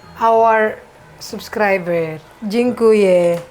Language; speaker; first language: Polish; non-native, learner; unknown